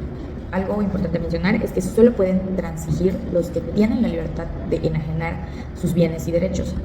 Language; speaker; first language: Spanish; native; Spanish